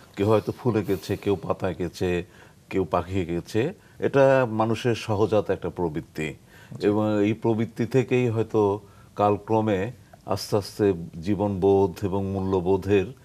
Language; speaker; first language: Bangla; native; Bangla